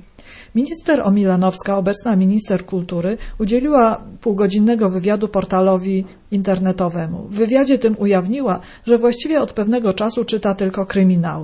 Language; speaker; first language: Polish; native; Polish